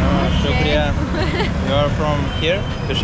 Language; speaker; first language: English; non-native, learner; Russian